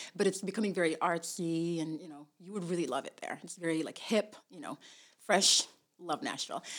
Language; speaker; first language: English; early bilingual, other home language; Somali